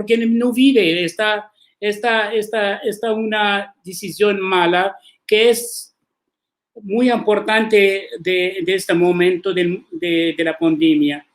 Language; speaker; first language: Spanish; non-native, learner; Arabic